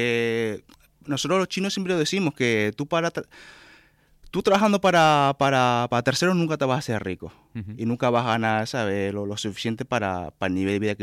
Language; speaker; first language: Spanish; native; Spanish